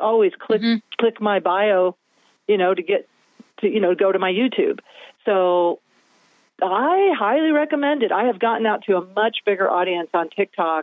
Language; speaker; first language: English; native; English